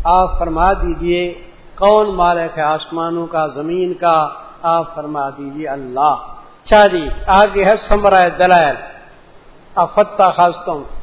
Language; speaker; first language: Urdu; non-native, local second language; Punjabi